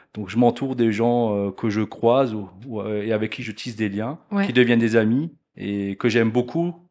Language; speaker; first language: French; native; French